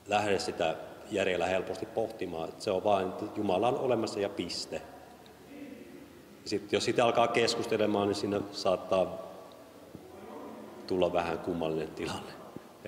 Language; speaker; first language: Finnish; native; Finnish